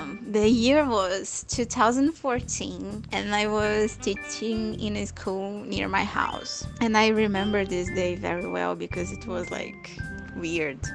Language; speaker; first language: English; non-native, fluent; Portuguese